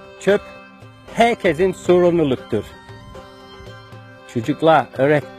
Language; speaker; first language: Turkish; non-native, learner; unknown